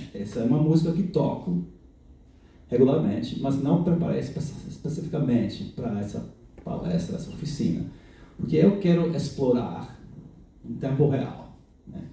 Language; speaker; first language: Portuguese; non-native, fluent; English